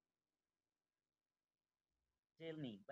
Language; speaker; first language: English; non-native, learner; Bangla